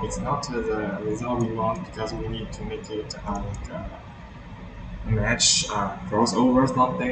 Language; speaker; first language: English; non-native, fluent; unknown